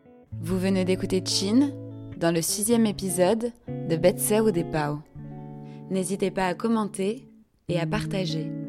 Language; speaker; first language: French; native; French